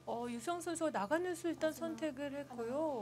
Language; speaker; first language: Korean; native; Korean